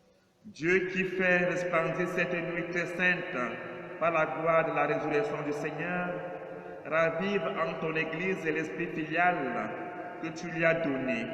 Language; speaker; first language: French; native; French